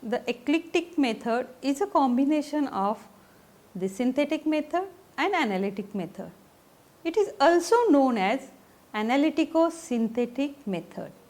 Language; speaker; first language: English; non-native, local second language; Marathi